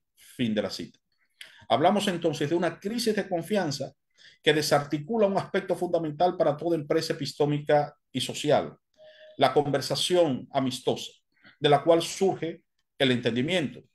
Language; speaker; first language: Spanish; native; Spanish